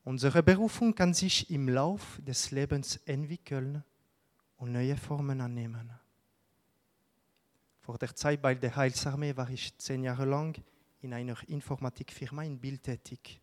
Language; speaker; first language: German; non-native, local second language; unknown